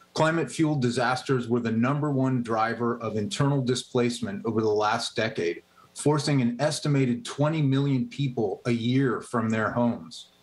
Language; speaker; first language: English; native; English